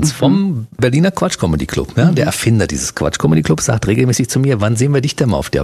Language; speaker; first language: German; native; German